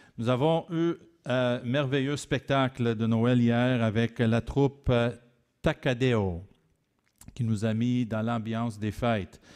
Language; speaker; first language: French; native; French